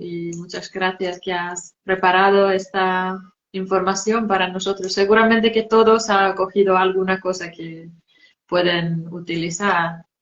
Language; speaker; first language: Spanish; non-native, fluent; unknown